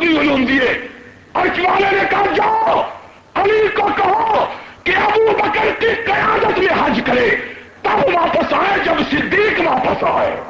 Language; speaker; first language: Urdu; non-native, local second language; Punjabi